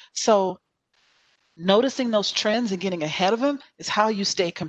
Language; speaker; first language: English; native; English